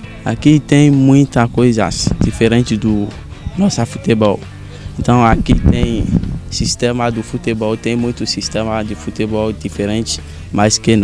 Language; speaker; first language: Portuguese; non-native, learner; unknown